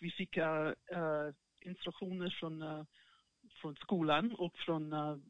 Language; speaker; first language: Swedish; non-native, fluent; English